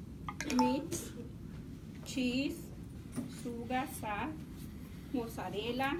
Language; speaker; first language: English; non-native, learner; Spanish